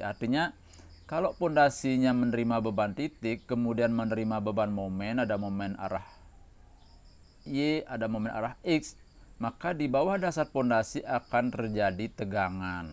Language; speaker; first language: Indonesian; native; Indonesian